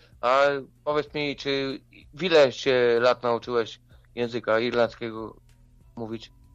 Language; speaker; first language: Polish; native; Polish